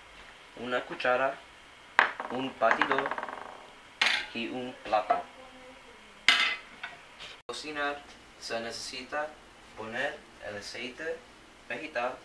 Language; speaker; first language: Spanish; non-native, learner; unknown